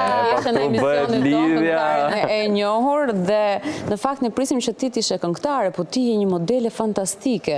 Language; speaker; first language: Albanian; native; Albanian